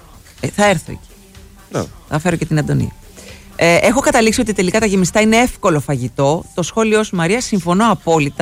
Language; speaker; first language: Greek; native; Greek